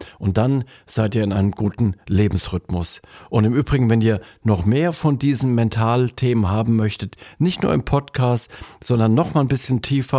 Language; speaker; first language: German; native; German